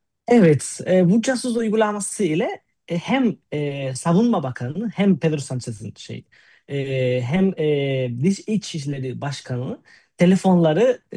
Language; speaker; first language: Turkish; non-native, fluent; Spanish